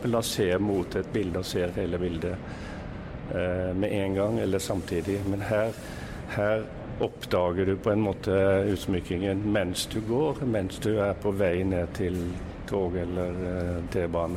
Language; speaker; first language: Norwegian; native; Norwegian